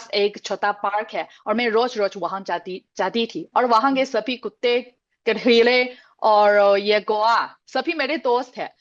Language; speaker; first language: Hindi; non-native, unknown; Chinese